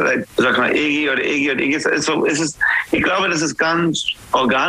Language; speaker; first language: German; non-native, learner; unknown